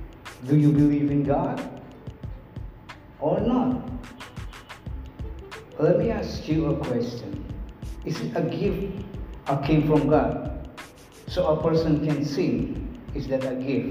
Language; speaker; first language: English; non-native, learner; Indonesian